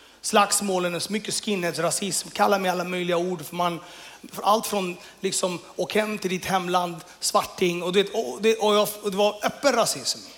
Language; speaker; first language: Swedish; early bilingual, other home language; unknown